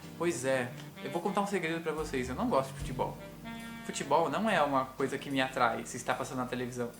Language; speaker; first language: Portuguese; native; Portuguese